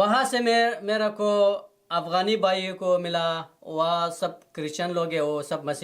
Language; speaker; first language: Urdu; non-native, learner; Persian